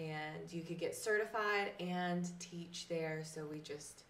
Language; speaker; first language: English; native; English